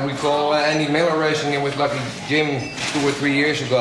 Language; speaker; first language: English; non-native, fluent; Dutch